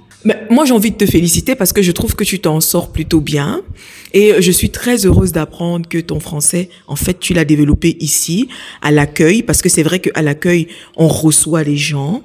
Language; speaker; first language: French; native; French